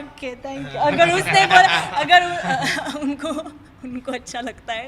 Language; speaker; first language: Hindi; non-native, fluent; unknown